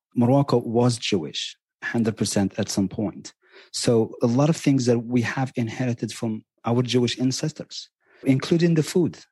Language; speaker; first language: English; non-native, fluent; Berber languages